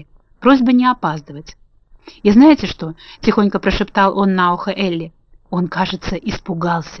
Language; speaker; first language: Russian; native; Russian